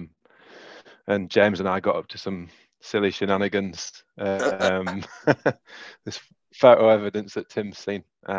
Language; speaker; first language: English; native; English